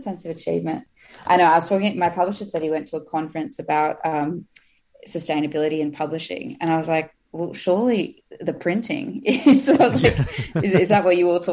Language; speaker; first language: English; native; English